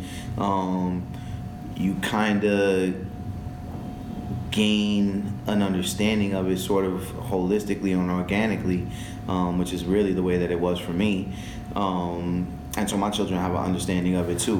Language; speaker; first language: English; early bilingual, other home language; French